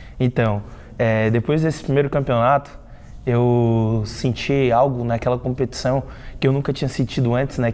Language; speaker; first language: Portuguese; native; Portuguese